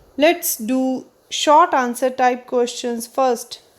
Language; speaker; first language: English; non-native, local second language; Punjabi